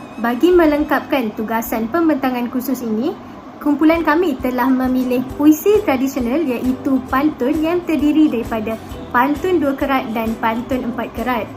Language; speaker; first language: Malay; native; Malay